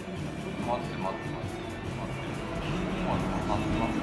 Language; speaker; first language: Japanese; native; Japanese